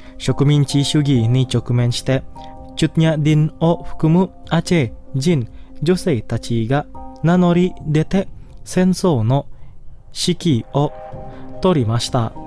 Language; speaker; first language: Japanese; non-native, fluent; Indonesian